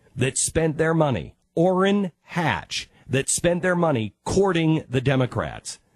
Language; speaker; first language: English; native; English